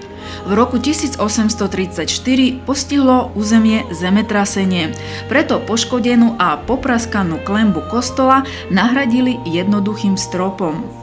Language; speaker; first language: Slovak; native; Slovak